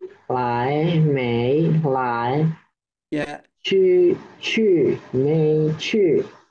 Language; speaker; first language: Chinese; non-native, learner; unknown